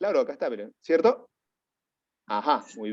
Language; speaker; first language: Spanish; native; Spanish